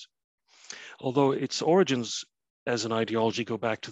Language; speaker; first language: English; native; English